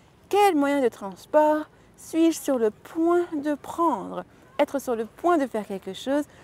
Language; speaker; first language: French; native; French